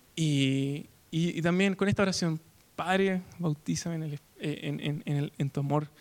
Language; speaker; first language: Spanish; native; Spanish